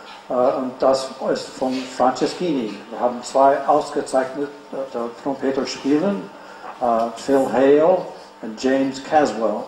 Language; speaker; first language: German; non-native, learner; English